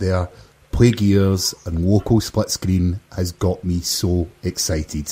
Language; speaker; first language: English; native; English